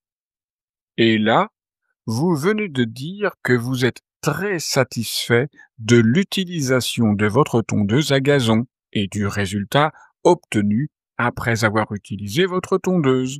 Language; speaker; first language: French; native; French